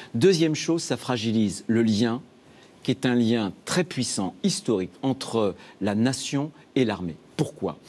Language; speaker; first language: French; native; French